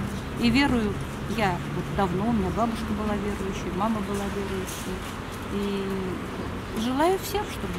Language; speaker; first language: Russian; native; Russian